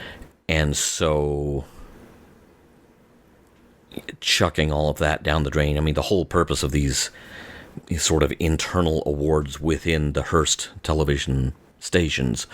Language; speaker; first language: English; native; English